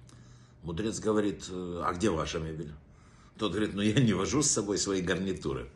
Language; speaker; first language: Russian; native; Russian